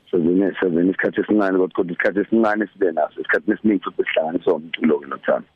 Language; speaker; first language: Zulu; native; Zulu